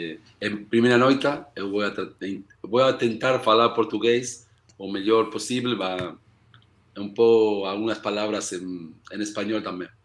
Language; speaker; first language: Portuguese; non-native, learner; Spanish